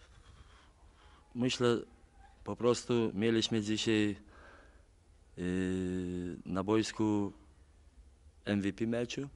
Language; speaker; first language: Polish; non-native, fluent; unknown